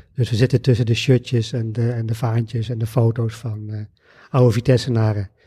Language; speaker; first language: Dutch; native; Dutch